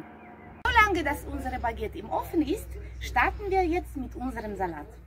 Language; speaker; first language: German; non-native, fluent; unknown